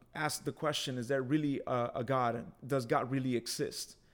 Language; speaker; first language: English; early bilingual, other home language; Spanish